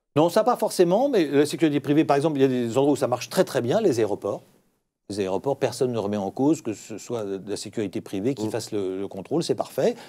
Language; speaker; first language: French; native; French